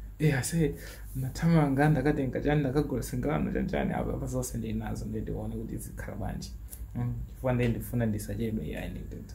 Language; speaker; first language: Nyanja; native; Nyanja